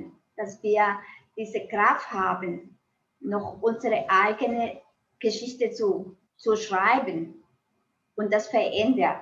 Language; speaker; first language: German; non-native, fluent; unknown